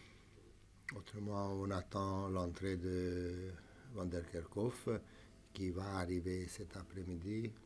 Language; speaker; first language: French; non-native, fluent; Romanian